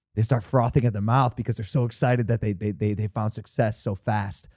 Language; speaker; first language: English; non-native, fluent; French